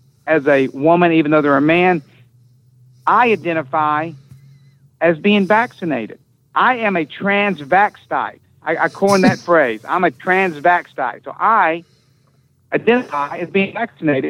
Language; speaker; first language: English; native; English